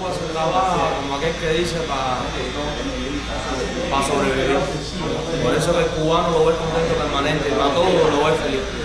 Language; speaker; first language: Spanish; native; Spanish